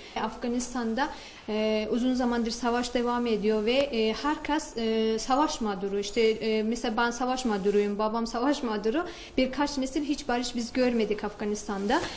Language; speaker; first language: Turkish; non-native, fluent; Persian